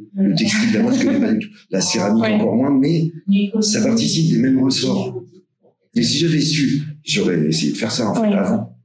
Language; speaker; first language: French; native; French